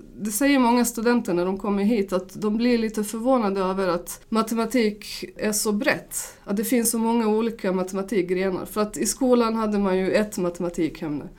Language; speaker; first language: Swedish; early bilingual, other home language; Bosnian